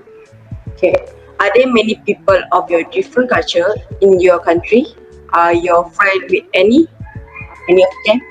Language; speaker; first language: English; non-native, local second language; Malay